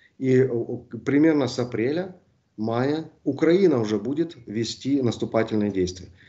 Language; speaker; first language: Russian; native; Russian